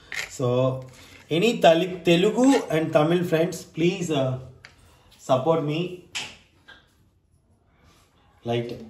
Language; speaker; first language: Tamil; non-native, learner; Telugu